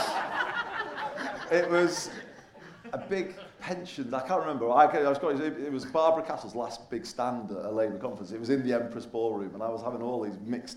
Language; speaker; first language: English; native; English